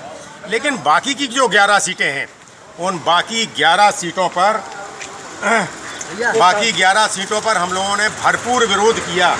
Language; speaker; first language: Hindi; native; Hindi